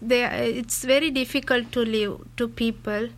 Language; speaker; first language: English; non-native, learner; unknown